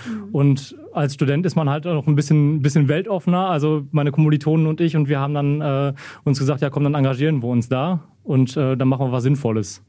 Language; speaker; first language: German; native; German